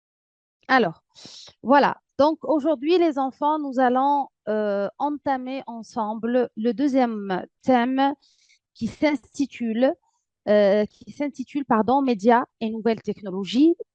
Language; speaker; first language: French; non-native, local second language; Arabic